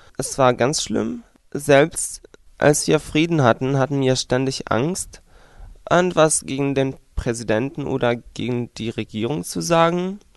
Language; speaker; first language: German; non-native, fluent; Arabic